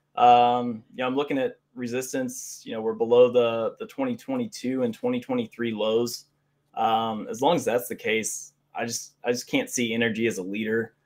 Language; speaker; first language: English; native; English